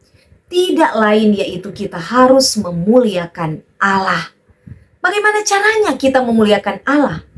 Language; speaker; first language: Indonesian; native; Indonesian